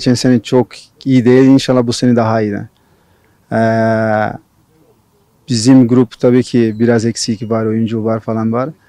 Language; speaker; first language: Turkish; non-native, learner; Portuguese